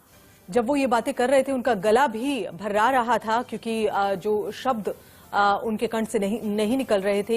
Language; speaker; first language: Hindi; native; Hindi